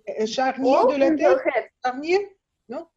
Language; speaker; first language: French; non-native, learner; Russian